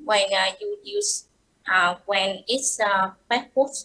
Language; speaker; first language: English; non-native, learner; Vietnamese